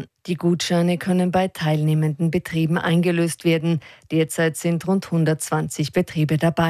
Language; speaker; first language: German; native; German